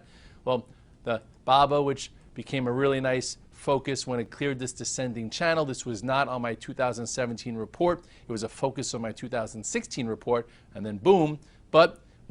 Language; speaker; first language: English; native; English